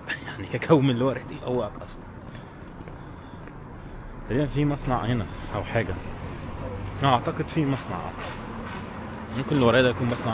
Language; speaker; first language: Arabic; native; Arabic